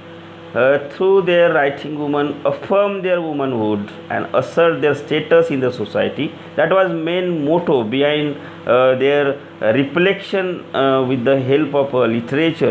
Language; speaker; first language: English; non-native, local second language; Marathi